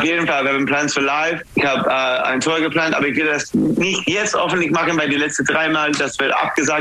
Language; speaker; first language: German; non-native, fluent; English